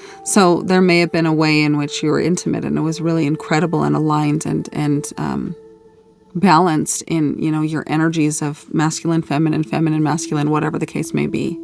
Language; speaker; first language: English; native; English